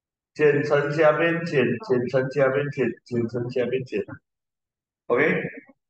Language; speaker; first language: Chinese; native; Chinese